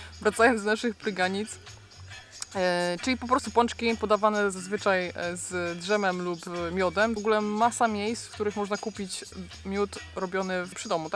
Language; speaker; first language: Polish; native; Polish